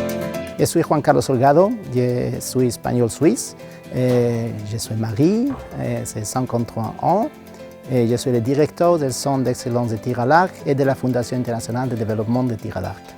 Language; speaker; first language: French; non-native, learner; Spanish